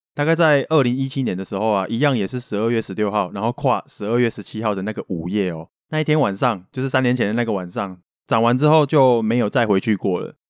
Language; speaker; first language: Chinese; non-native, local second language; Min Nan Chinese